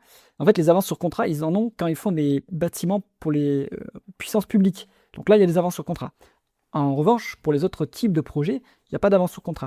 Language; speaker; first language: French; native; French